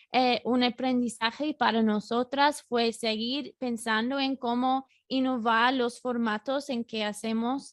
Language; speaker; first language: Spanish; non-native, fluent; English